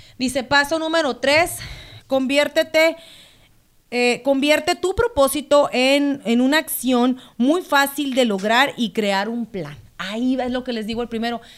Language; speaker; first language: Spanish; native; Spanish